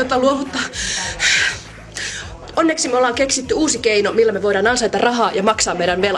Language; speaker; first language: Finnish; native; Finnish